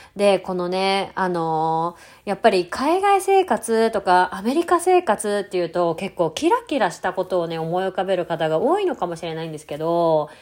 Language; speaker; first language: Japanese; native; Japanese